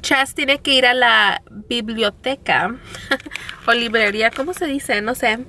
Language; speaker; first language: Spanish; early bilingual, heritage; Spanish